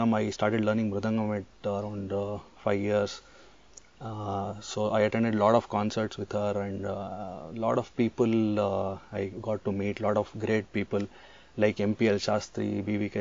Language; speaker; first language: English; non-native, local second language; Kannada